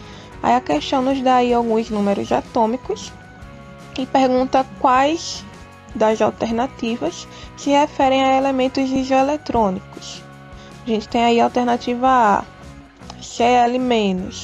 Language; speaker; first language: Portuguese; native; Portuguese